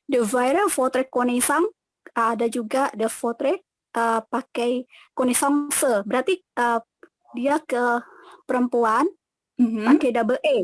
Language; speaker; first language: Indonesian; native; Indonesian